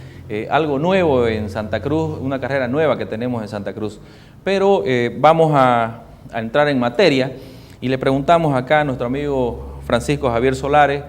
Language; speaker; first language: Spanish; native; Spanish